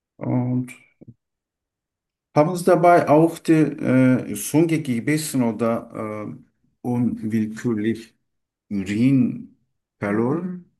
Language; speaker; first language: German; non-native, learner; Turkish